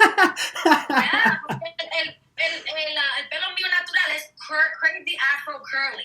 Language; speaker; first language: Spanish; early bilingual, heritage; Spanish